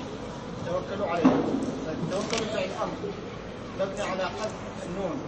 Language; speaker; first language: Arabic; non-native, learner; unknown